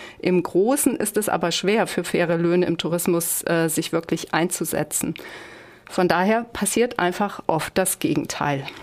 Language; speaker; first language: German; native; German